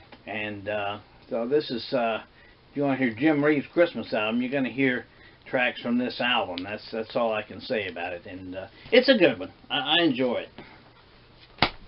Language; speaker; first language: English; native; English